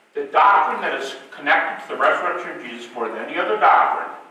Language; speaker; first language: English; native; English